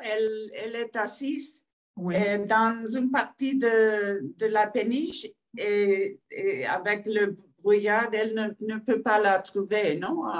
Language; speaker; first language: French; non-native, fluent; Spanish